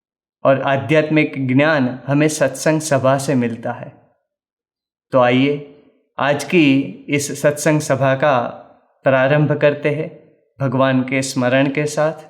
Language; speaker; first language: Hindi; native; Hindi